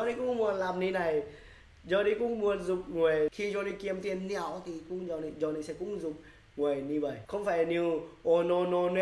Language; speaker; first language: Vietnamese; non-native, learner; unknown